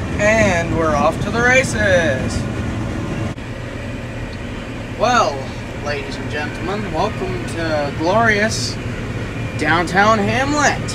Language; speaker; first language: English; native; English